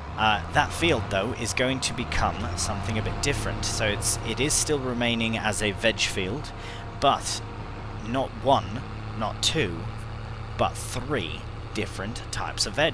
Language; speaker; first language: English; native; English